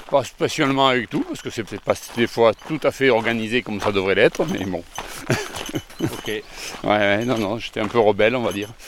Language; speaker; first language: French; native; French